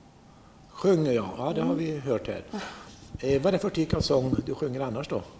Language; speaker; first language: Swedish; native; Swedish